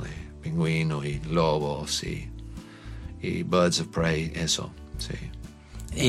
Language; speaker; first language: Spanish; non-native, learner; English